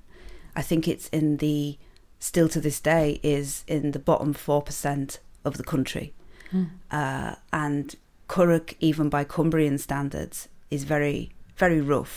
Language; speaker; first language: English; native; English